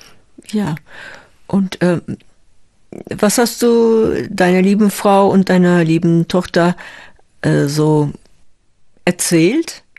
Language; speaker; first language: German; non-native, fluent; Turkish